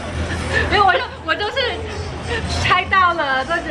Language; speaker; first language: Chinese; non-native, local second language; Cantonese